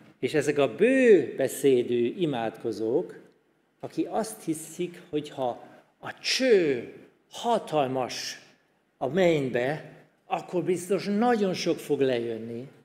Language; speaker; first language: Hungarian; non-native, fluent; German